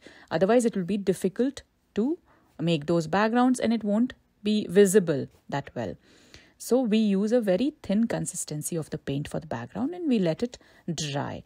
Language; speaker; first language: English; non-native, local second language; Hindi